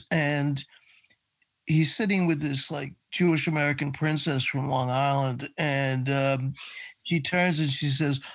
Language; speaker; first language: English; native; English